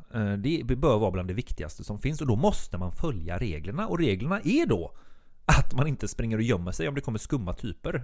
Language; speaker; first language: Swedish; native; Swedish